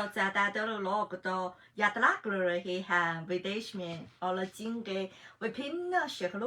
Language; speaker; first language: Hindi; non-native, fluent; Chinese